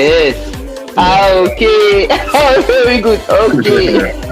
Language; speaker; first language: English; non-native, learner; French